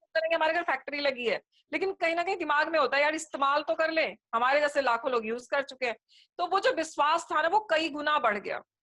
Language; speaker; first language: Hindi; native; Hindi